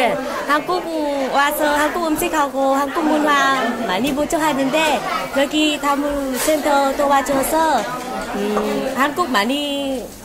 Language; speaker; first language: Korean; non-native, learner; Vietnamese